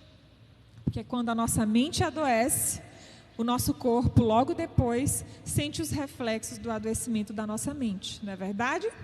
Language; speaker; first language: Portuguese; native; Portuguese